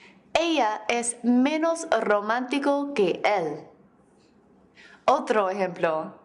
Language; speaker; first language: Spanish; non-native, fluent; English